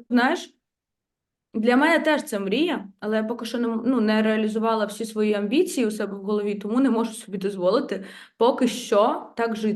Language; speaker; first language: Ukrainian; native; Ukrainian